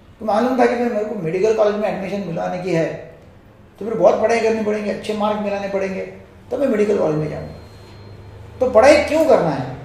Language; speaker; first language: Hindi; non-native, local second language; Marathi